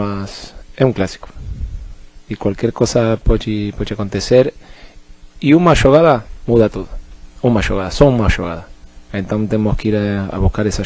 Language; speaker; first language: Portuguese; non-native, fluent; Spanish